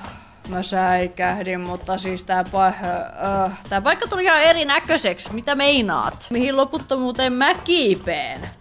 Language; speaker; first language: Finnish; native; Finnish